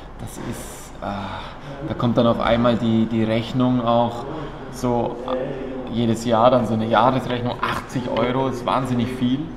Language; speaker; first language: German; native; German